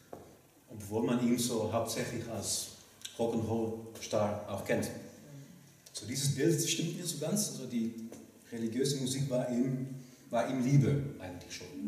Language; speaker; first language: German; non-native, fluent; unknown